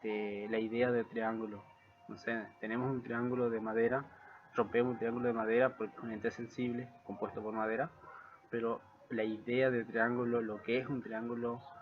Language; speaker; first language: Spanish; native; Spanish